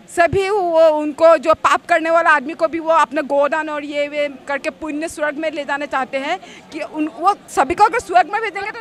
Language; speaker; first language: Hindi; non-native, local second language; Assamese